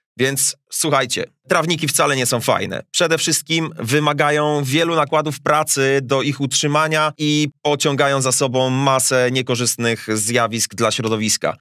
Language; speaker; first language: Polish; native; Polish